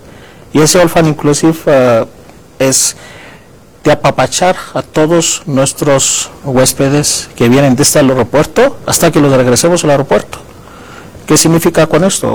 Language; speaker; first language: Spanish; non-native, fluent; Greek